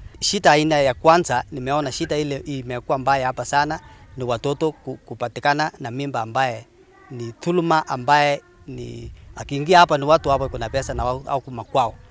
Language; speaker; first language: Swahili; non-native, local second language; Kalenjin